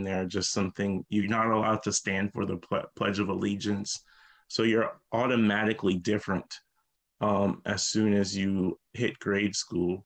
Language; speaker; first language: English; native; English